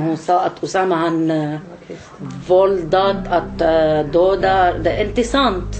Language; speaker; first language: Swedish; non-native, learner; Arabic